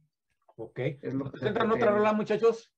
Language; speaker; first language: Spanish; native; Spanish